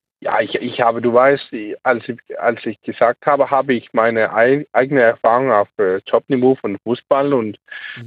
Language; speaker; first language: German; non-native, learner; Danish